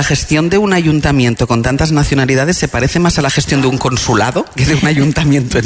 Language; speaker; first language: Spanish; native; Spanish